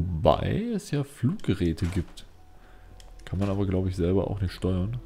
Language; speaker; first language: German; native; German